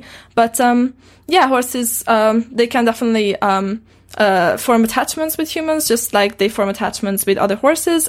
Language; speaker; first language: English; non-native, fluent; Romanian